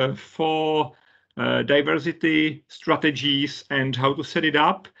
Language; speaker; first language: English; non-native, fluent; Czech